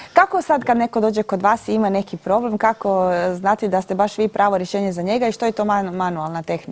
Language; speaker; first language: Croatian; native; Croatian